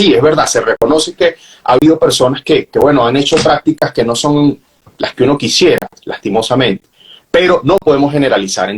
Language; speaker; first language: Spanish; native; Spanish